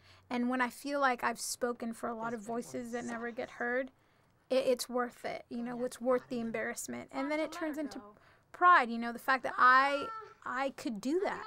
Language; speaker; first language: English; early bilingual, other home language; Spanish